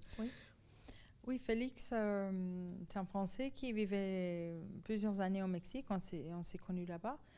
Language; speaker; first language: French; non-native, fluent; Persian